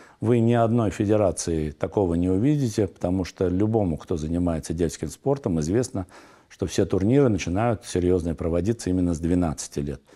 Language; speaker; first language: Russian; non-native, local second language; Armenian